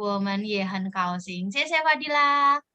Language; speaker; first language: Chinese; non-native, fluent; Indonesian